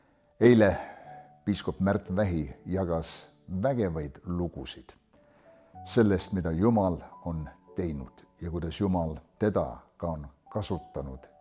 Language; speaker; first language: Estonian; native; Estonian